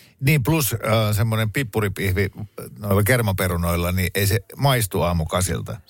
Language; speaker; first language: Finnish; native; Finnish